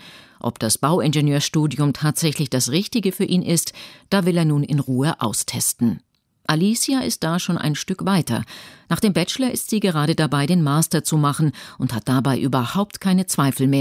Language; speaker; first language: German; native; German